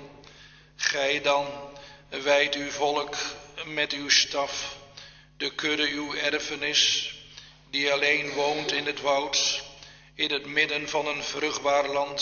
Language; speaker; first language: Dutch; native; Dutch